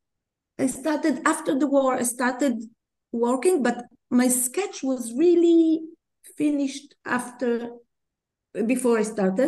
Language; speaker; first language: English; non-native, fluent; Hebrew